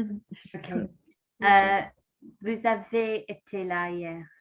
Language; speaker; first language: French; non-native, learner; English